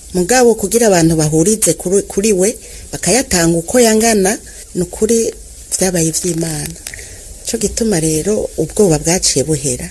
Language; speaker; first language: Rundi; early bilingual, other home language; Kinyarwanda